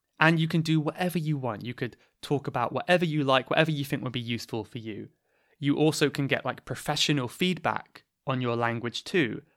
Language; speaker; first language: English; native; English